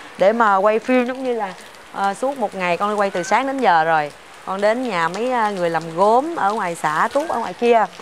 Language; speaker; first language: Vietnamese; native; Vietnamese